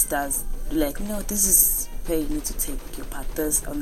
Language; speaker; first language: English; non-native, local second language; Zulu